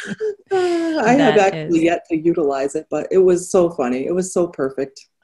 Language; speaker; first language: English; native; English